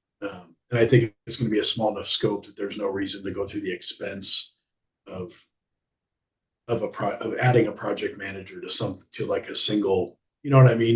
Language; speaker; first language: English; native; English